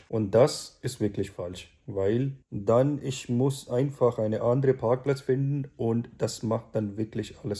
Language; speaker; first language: German; non-native, learner; Urdu